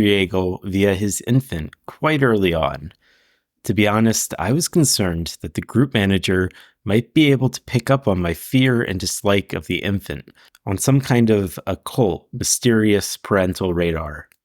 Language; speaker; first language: English; native; English